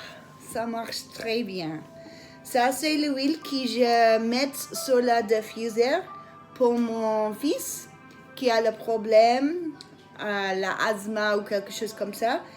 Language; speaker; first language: French; non-native, learner; English